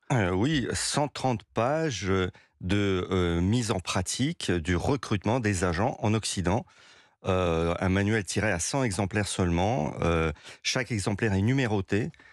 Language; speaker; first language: French; early bilingual, other home language; Russian